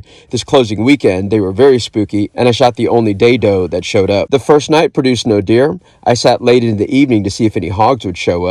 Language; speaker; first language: English; native; English